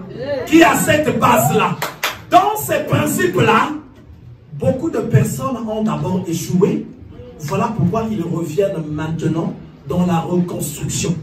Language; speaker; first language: French; non-native, local second language; Lingala